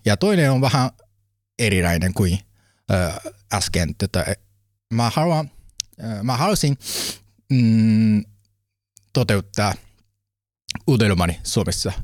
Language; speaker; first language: Finnish; non-native, learner; Japanese